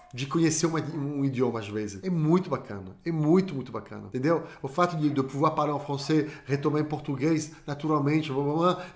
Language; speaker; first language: Portuguese; non-native, fluent; French